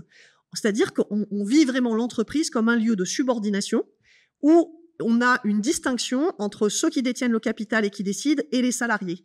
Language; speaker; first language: French; native; French